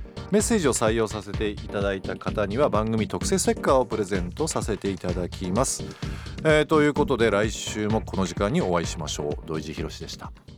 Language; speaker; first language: Japanese; native; Japanese